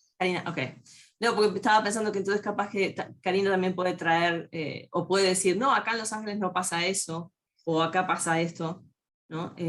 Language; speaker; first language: Spanish; native; Spanish